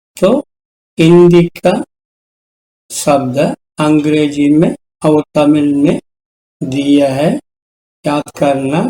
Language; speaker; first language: Hindi; non-native, learner; Tamil